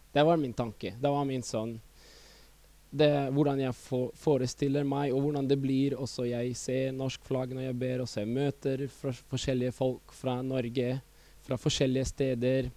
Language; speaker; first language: Norwegian; non-native, fluent; Estonian